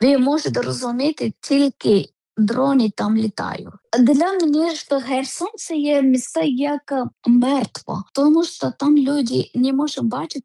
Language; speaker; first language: Ukrainian; non-native, learner; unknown